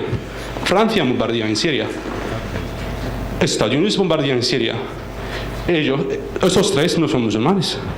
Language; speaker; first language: Spanish; non-native, fluent; Arabic